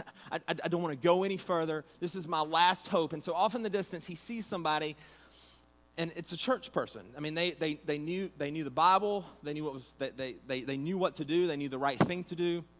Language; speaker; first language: English; native; English